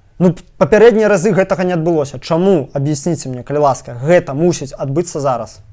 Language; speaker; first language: Belarusian; non-native, local second language; Russian